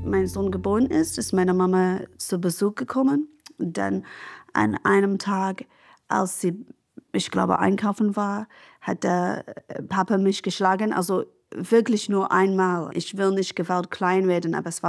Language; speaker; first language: German; non-native, fluent; English